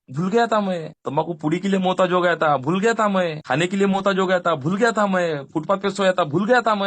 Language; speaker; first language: Hindi; non-native, local second language; Marathi